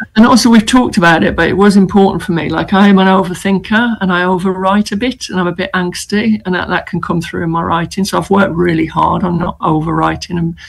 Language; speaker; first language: English; native; English